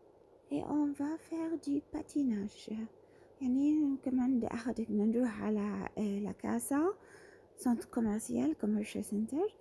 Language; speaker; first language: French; non-native, learner; Arabic